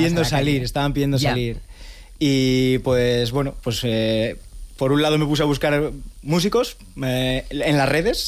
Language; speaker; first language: Spanish; native; Spanish